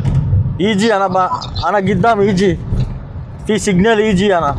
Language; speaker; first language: Arabic; non-native, learner; Telugu